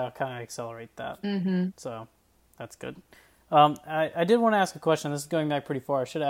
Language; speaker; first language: English; native; English